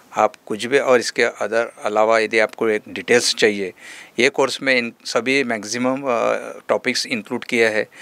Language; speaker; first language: Hindi; non-native, local second language; Marathi